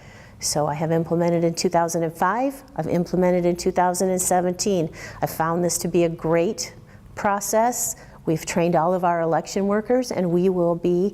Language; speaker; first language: English; native; English